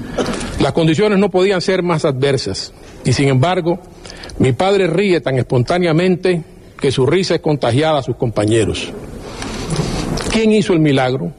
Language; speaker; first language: Spanish; native; Spanish